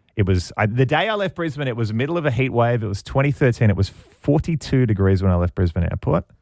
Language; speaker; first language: English; native; English